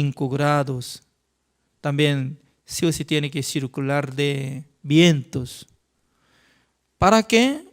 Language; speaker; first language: Spanish; non-native, fluent; Korean